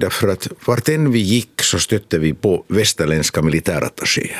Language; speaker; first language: Swedish; non-native, local second language; Finnish